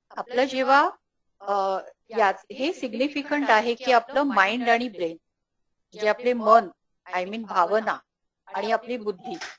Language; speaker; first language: Hindi; native; Hindi